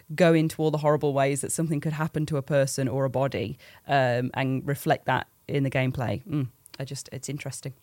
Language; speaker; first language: English; native; English